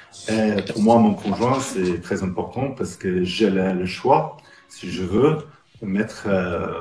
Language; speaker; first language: French; non-native, fluent; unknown